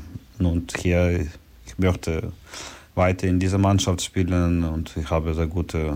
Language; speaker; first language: German; non-native, learner; Ukrainian